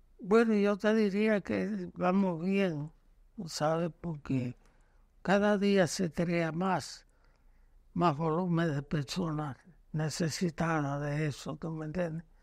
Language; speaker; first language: Spanish; native; Spanish